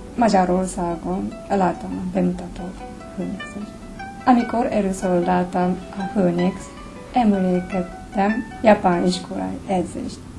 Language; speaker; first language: Hungarian; non-native, learner; Japanese